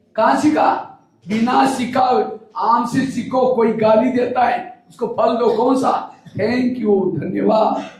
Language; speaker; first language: Hindi; non-native, local second language; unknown